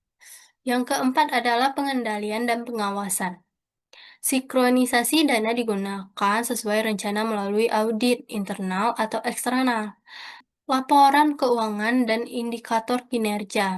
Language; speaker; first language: Indonesian; native; Indonesian